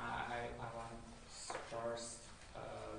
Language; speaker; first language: English; non-native, learner; Chinese